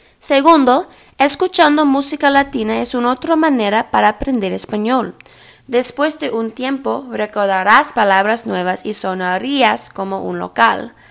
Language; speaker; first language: Spanish; early bilingual, heritage; English